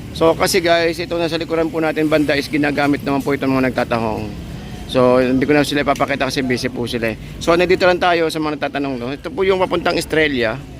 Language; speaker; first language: Filipino; native; Filipino